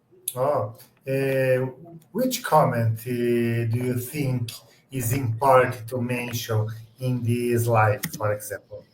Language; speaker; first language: English; non-native, learner; Portuguese